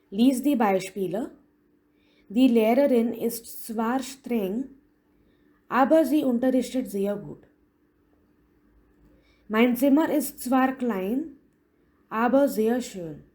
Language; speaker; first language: German; non-native, fluent; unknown